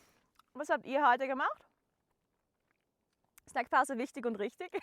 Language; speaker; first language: German; native; German